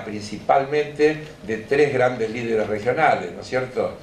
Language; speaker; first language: Spanish; native; Spanish